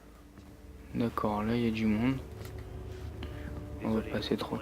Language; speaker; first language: French; native; French